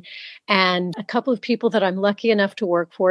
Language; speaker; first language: English; native; English